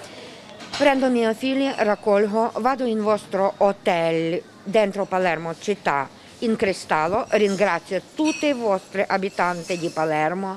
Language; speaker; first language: Italian; non-native, learner; Ukrainian